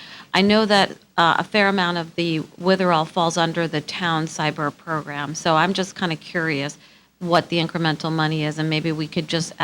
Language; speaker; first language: English; native; English